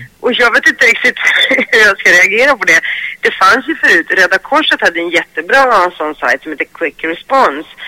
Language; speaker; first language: Swedish; early bilingual, other home language; Greek